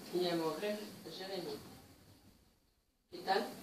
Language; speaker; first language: Spanish; non-native, learner; French